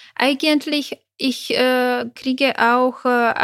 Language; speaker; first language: German; non-native, fluent; Czech